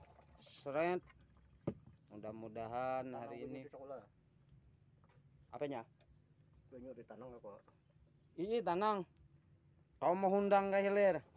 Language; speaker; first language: Indonesian; native; Indonesian